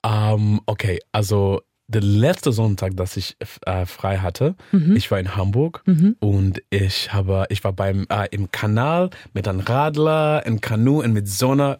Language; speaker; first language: German; non-native, learner; English